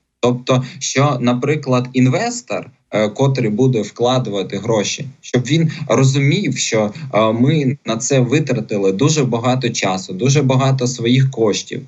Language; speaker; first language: Ukrainian; non-native, local second language; Russian